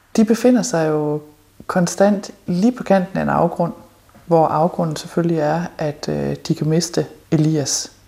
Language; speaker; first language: Danish; native; Danish